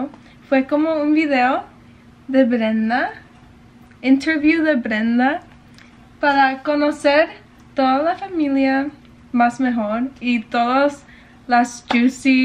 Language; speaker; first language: Spanish; early bilingual, heritage; English